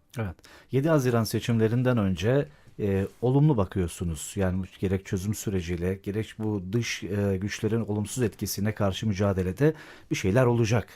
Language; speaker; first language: Turkish; native; Turkish